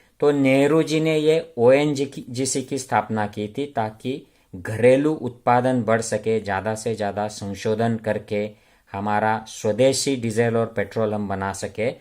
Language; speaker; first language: Hindi; non-native, local second language; Marathi